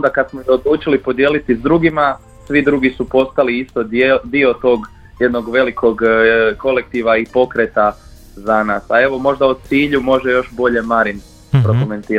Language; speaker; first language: Croatian; native; Croatian